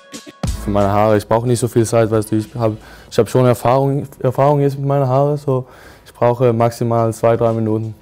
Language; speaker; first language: German; non-native, learner; Swedish